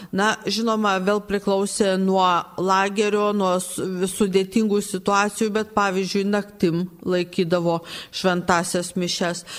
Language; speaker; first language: Lithuanian; native; Lithuanian